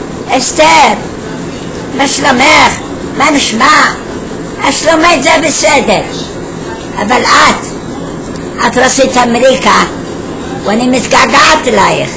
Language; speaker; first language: Hebrew; non-native, fluent; Arabic